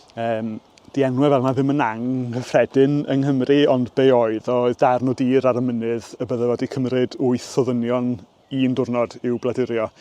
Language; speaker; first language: Welsh; native; Welsh